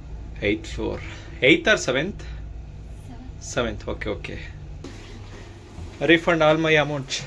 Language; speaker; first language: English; non-native, local second language; Kannada